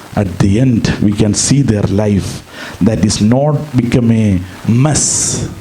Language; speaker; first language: English; non-native, local second language; Malayalam